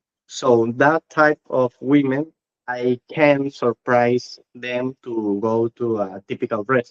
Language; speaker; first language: English; non-native, learner; Spanish